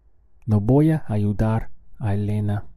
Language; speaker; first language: Spanish; non-native, fluent; English